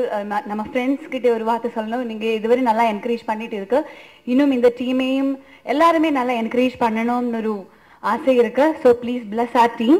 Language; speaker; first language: Tamil; non-native, learner; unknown